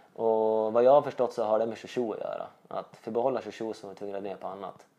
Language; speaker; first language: Swedish; native; Swedish